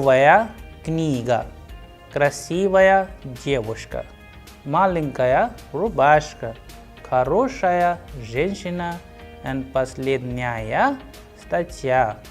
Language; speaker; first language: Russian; non-native, fluent; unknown